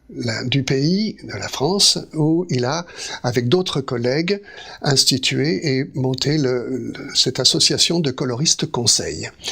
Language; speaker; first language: French; native; French